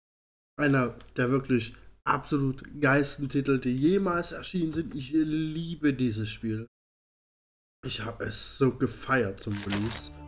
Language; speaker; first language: German; native; German